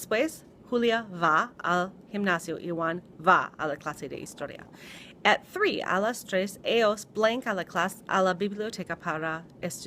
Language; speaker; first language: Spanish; non-native, fluent; English